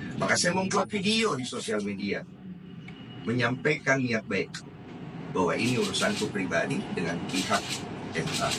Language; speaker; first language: Indonesian; native; Indonesian